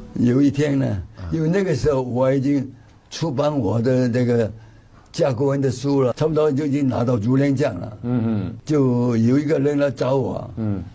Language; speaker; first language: Chinese; native; Chinese